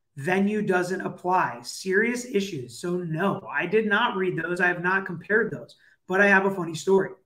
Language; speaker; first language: English; native; English